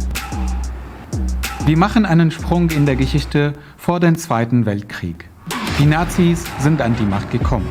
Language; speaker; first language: German; non-native, fluent; Arabic